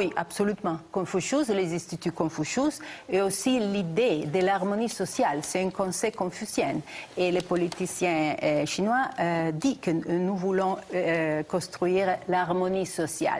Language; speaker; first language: French; non-native, fluent; Italian